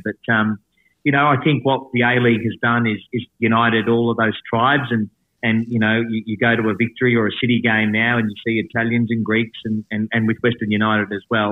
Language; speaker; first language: English; native; English